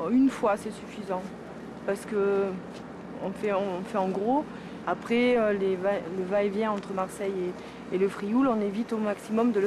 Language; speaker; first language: French; native; French